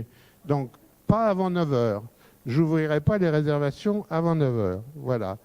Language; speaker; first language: French; native; French